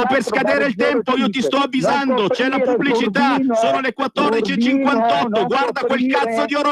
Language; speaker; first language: Italian; native; Italian